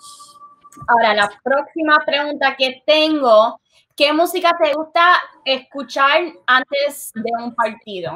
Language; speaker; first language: Spanish; early bilingual, heritage; Spanish